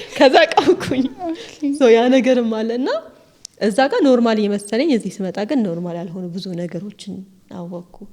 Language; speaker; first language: Amharic; early bilingual, heritage; Amharic